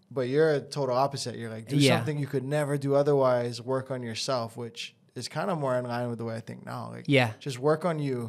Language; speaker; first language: English; native; English